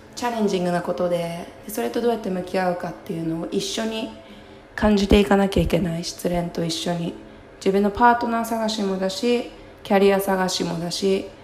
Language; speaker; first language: Japanese; native; Japanese